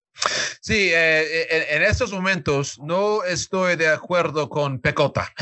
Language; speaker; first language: Spanish; non-native, learner; English